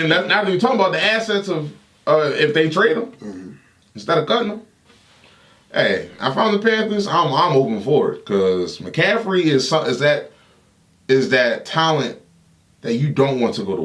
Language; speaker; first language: English; native; English